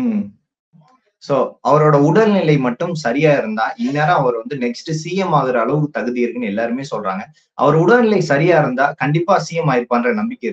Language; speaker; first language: Tamil; native; Tamil